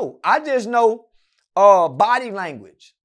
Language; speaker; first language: English; native; English